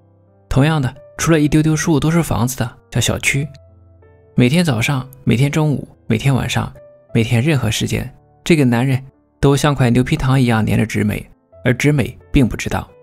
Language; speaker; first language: Chinese; native; Chinese